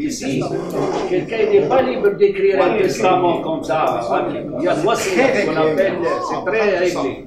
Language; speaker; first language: French; non-native, local second language; Arabic